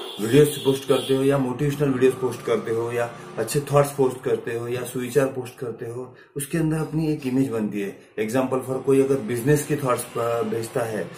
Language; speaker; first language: Hindi; non-native, local second language; Marathi